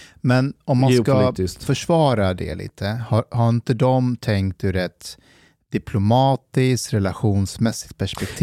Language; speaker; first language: Swedish; native; Swedish